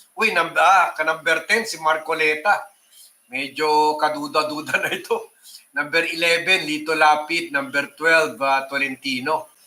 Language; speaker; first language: Filipino; native; Filipino